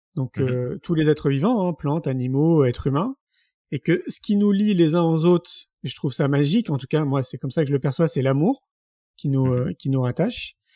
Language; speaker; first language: French; native; French